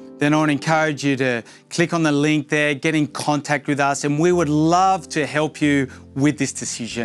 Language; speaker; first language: English; native; English